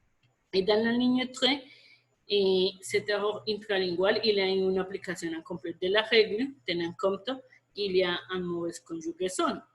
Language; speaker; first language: French; non-native, fluent; Spanish